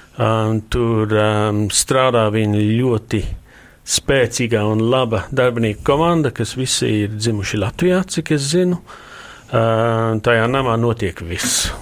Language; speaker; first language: Latvian; early bilingual, heritage; Latvian